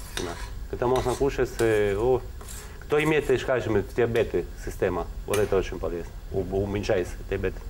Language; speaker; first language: Russian; non-native, learner; Italian